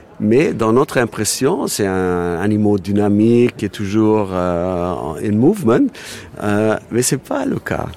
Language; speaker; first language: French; non-native, fluent; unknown